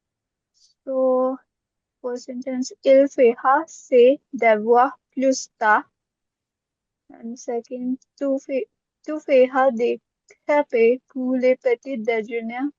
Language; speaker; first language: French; non-native, learner; Punjabi